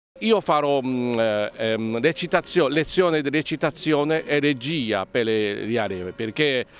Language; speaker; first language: Italian; non-native, learner; Chinese